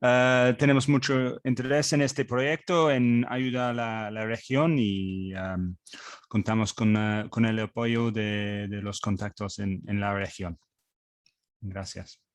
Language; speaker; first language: Spanish; non-native, learner; English